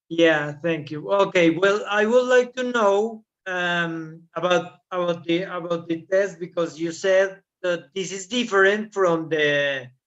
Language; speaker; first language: English; non-native, fluent; Spanish